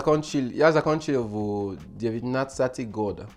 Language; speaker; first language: Russian; non-native, learner; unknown